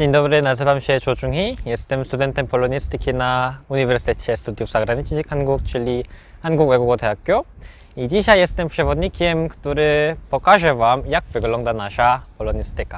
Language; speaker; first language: Polish; non-native, learner; Korean